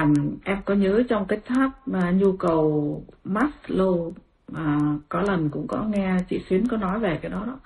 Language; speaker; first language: Vietnamese; native; Vietnamese